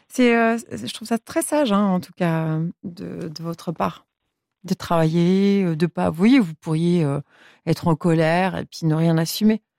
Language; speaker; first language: French; native; French